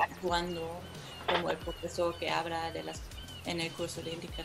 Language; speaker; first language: Spanish; non-native, fluent; German